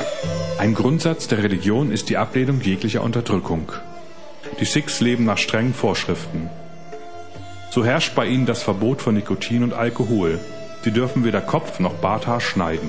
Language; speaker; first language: German; native; German